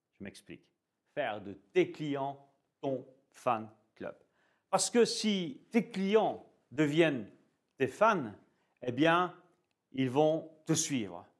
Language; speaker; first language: French; native; French